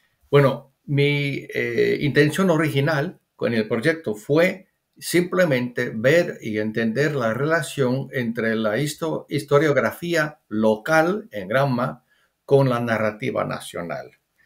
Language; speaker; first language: Spanish; non-native, fluent; English